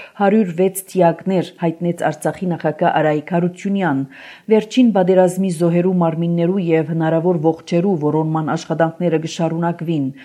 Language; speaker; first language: Armenian; early bilingual, heritage; Armenian